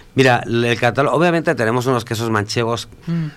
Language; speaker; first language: Spanish; native; Spanish